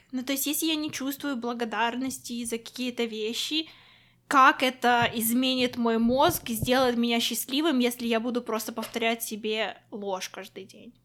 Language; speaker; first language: Russian; non-native, local second language; Ukrainian